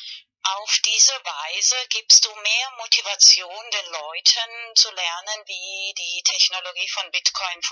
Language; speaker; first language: German; non-native, fluent; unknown